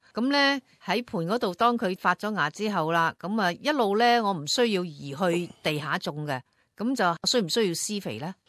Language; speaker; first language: Cantonese; native; Cantonese